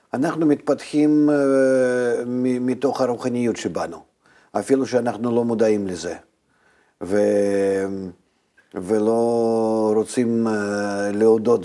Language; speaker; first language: Hebrew; non-native, fluent; Russian